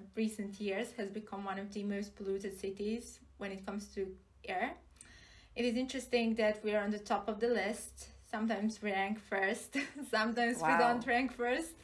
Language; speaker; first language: English; non-native, fluent; Serbian